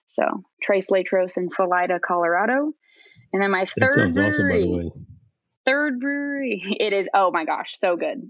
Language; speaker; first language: English; native; English